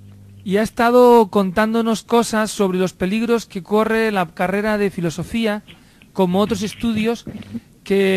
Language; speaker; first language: Spanish; non-native, learner; Wolof